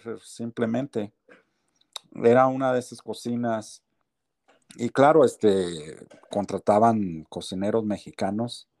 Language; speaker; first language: Spanish; native; Spanish